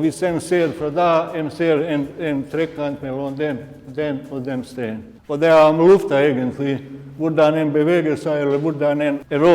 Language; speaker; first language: Norwegian; non-native, fluent; Bosnian